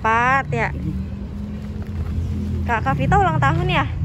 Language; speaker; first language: Indonesian; native; Indonesian